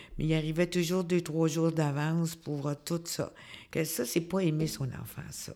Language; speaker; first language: French; native; French